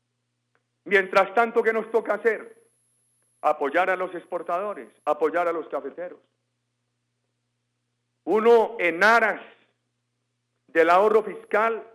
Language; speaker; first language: Spanish; native; Spanish